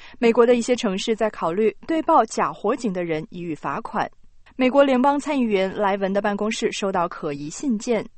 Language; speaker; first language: Chinese; native; Chinese